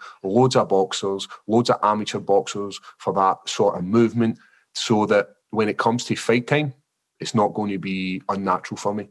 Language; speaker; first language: English; native; English